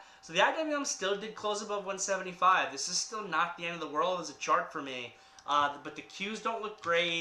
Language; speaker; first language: English; native; English